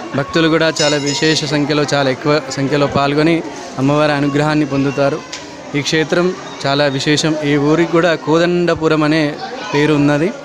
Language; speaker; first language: Telugu; native; Telugu